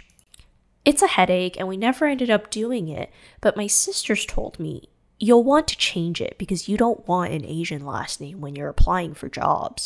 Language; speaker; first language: English; non-native, fluent; Cantonese